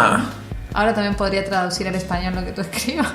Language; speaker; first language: Spanish; native; Spanish